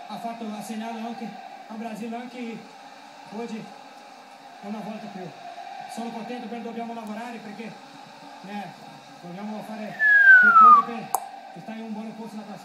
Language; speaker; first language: Italian; non-native, learner; Portuguese